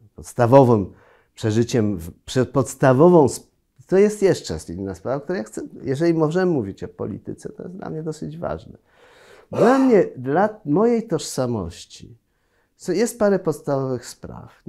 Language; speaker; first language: Polish; native; Polish